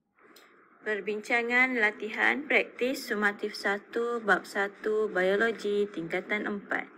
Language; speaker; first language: Malay; native; Malay